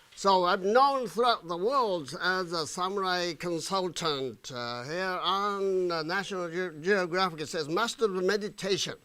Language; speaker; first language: English; non-native, fluent; Japanese